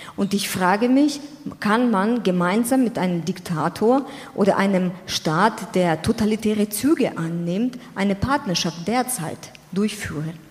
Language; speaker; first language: German; non-native, fluent; Ukrainian